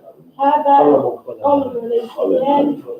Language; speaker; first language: Arabic; non-native, learner; English